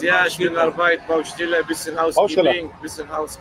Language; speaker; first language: German; non-native, learner; Arabic